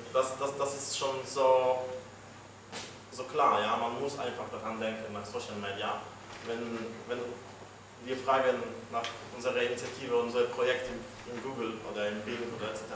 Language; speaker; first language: German; non-native, fluent; Polish